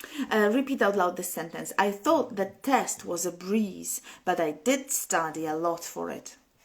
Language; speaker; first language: English; non-native, fluent; Polish